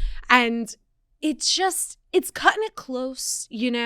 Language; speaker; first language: English; native; English